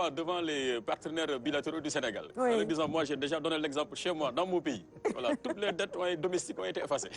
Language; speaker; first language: French; non-native, local second language; Wolof